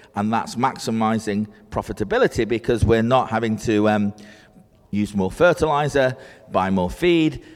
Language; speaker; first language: English; native; English